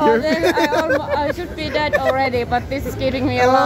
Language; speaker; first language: English; non-native, learner; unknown